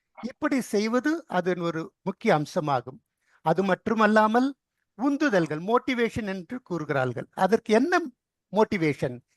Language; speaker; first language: Tamil; non-native, local second language; Telugu